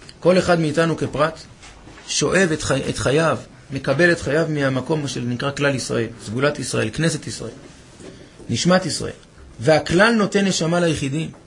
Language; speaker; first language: Hebrew; native; Hebrew